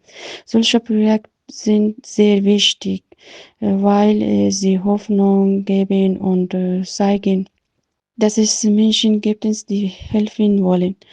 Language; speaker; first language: German; non-native, learner; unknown